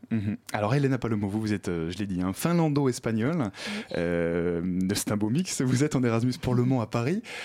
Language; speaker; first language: French; native; French